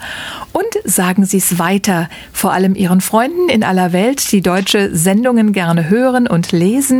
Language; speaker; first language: German; native; German